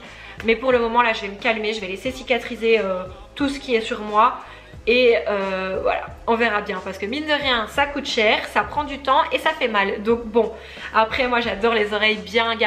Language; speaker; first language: French; native; French